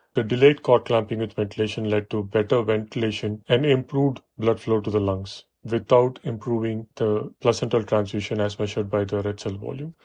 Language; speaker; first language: English; non-native, local second language; Tamil